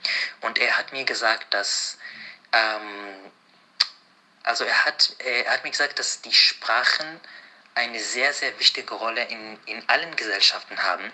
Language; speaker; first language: German; non-native, fluent; Arabic